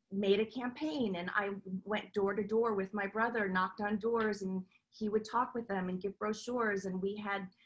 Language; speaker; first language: English; native; English